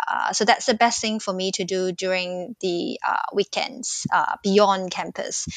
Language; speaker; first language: English; non-native, local second language; Cantonese